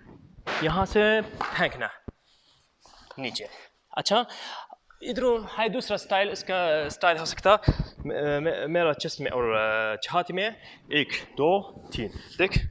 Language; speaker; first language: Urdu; non-native, learner; Arabic